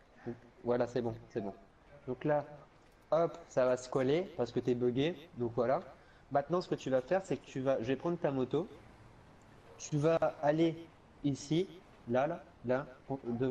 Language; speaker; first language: French; native; French